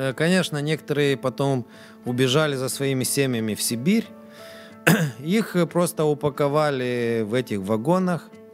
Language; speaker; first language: Russian; non-native, local second language; Romanian